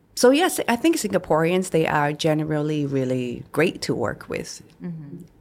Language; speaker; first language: English; non-native, local second language; Cantonese